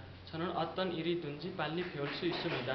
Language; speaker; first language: Korean; non-native, learner; Nepali